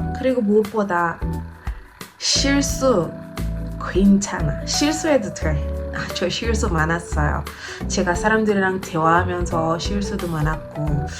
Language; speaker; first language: Korean; non-native, learner; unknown